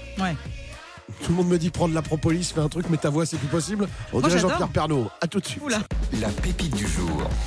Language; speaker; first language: French; native; French